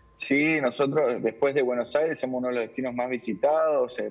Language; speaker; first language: Spanish; native; Spanish